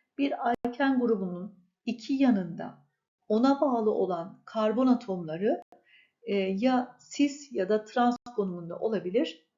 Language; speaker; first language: Turkish; native; Turkish